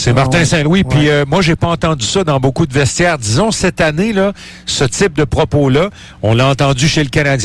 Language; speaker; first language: French; native; French